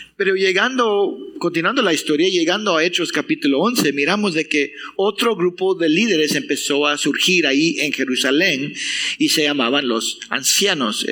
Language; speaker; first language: Spanish; non-native, fluent; English